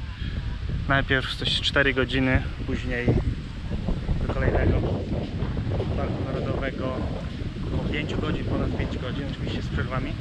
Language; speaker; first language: Polish; native; Polish